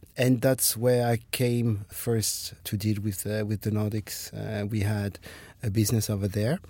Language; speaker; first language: English; non-native, fluent; French